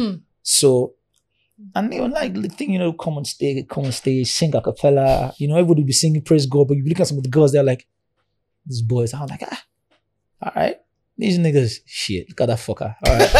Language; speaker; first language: English; non-native, local second language; Yoruba